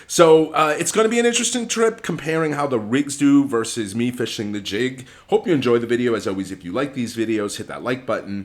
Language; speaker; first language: English; native; English